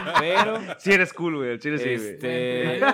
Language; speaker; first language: Spanish; native; Spanish